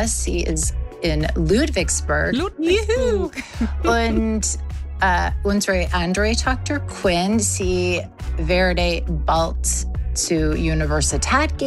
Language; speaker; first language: German; non-native, learner; English